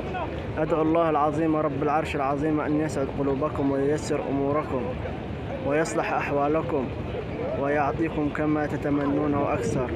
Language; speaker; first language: Arabic; native; Arabic